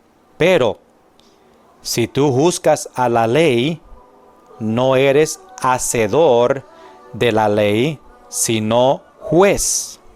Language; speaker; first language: Spanish; non-native, fluent; English